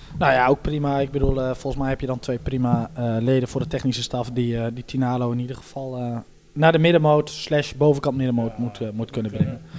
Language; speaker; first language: Dutch; native; Dutch